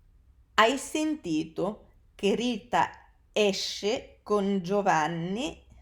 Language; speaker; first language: Italian; non-native, fluent; English